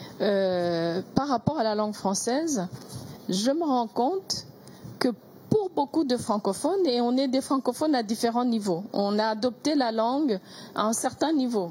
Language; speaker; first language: French; non-native, local second language; Kinyarwanda